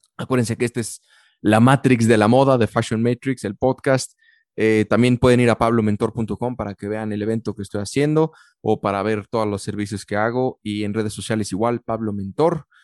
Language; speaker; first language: Spanish; early bilingual, heritage; Spanish